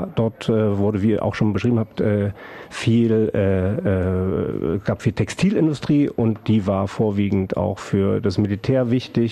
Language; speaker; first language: German; native; German